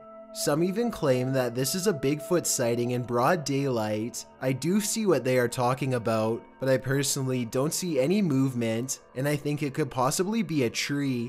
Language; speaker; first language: English; native; English